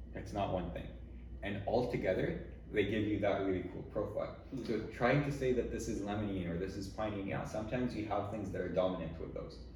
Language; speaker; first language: English; early bilingual, other home language; Arabic